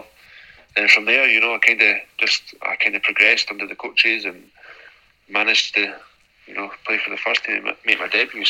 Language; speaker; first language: English; native; English